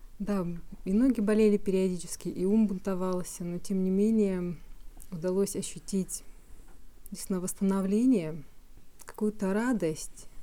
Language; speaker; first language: Russian; native; Russian